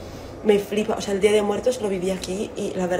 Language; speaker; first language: Spanish; non-native, fluent; Italian